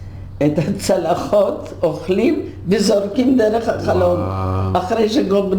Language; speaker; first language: Hebrew; non-native, fluent; Polish